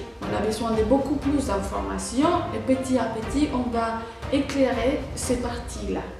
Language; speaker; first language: French; non-native, fluent; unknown